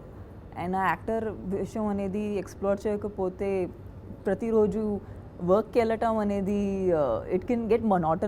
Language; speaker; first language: Telugu; non-native, fluent; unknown